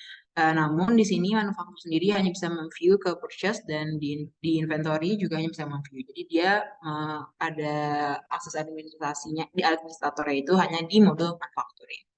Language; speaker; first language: Indonesian; native; Indonesian